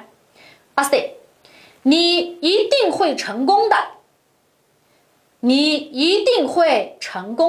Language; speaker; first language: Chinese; non-native, local second language; Uyghur